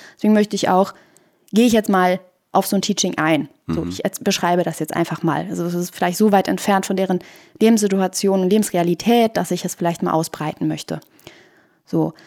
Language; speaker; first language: German; early bilingual, other home language; Persian